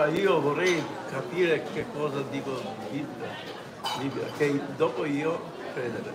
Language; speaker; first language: Italian; non-native, learner; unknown